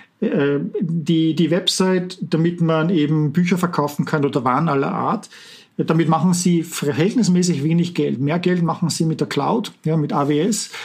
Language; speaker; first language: German; native; German